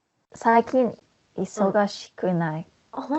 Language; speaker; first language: Japanese; non-native, fluent; English